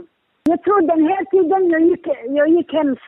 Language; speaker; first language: Swedish; non-native, learner; Syriac